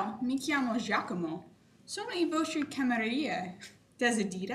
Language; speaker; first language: Italian; non-native, learner; English